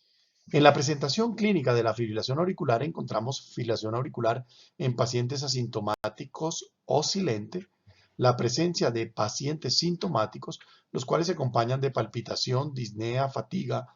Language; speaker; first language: Spanish; native; Spanish